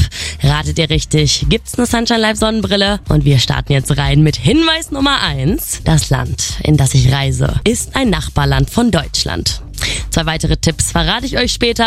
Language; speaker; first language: German; native; German